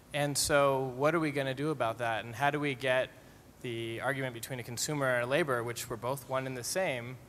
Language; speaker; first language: English; native; English